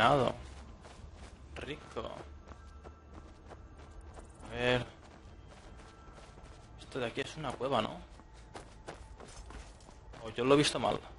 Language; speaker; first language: Spanish; native; Spanish